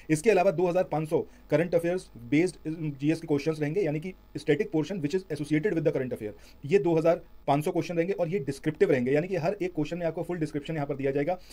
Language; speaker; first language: Hindi; native; Hindi